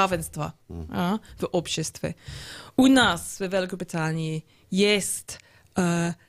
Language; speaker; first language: Russian; non-native, learner; English